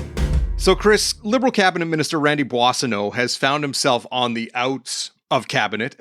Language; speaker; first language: English; native; English